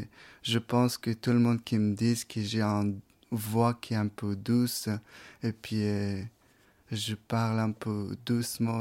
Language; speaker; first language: French; non-native, fluent; Persian